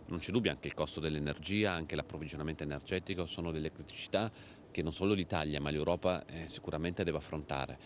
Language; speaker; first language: Italian; native; Italian